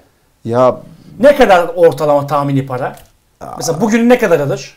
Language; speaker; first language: Turkish; native; Turkish